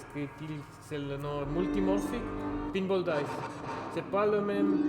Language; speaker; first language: French; non-native, local second language; German